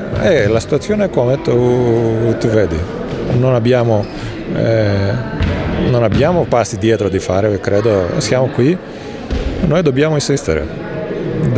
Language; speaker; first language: Italian; non-native, fluent; Greek